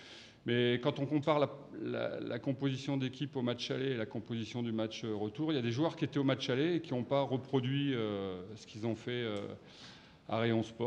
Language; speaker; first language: French; native; French